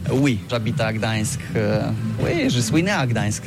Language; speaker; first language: French; non-native, learner; Polish